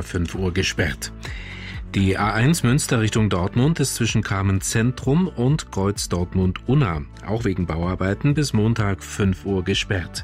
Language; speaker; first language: German; native; German